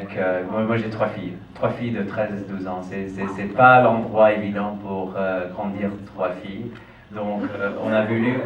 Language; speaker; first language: French; non-native, fluent; English